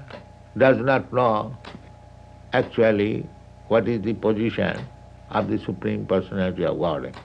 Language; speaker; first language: English; non-native, local second language; Bangla